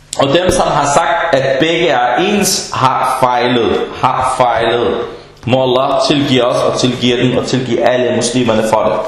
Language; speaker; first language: Danish; non-native, fluent; Arabic